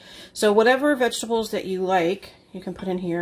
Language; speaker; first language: English; native; English